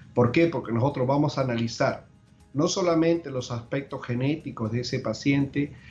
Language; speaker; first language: Spanish; native; Spanish